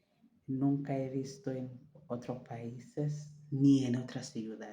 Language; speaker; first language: Spanish; non-native, fluent; French